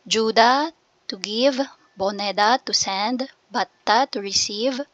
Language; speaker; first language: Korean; non-native, learner; Filipino